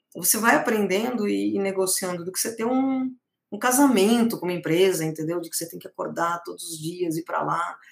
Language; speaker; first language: Portuguese; early bilingual, other home language; Spanish